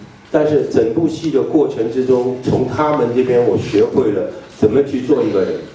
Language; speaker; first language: Chinese; native; Chinese